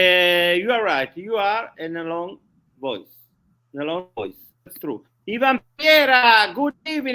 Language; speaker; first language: English; non-native, learner; Italian